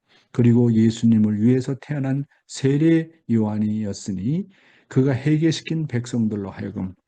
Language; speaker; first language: Korean; native; Korean